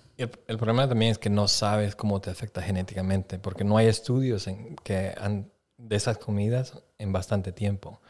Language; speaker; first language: Spanish; early bilingual, heritage; Spanish